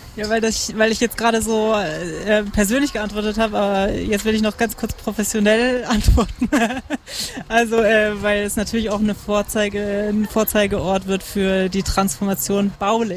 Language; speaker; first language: German; native; German